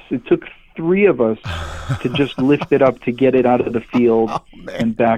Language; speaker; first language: English; non-native, fluent; Hebrew